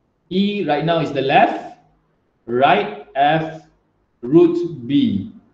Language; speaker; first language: English; non-native, local second language; Malay